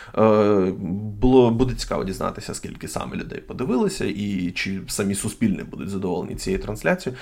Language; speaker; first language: Ukrainian; non-native, local second language; Russian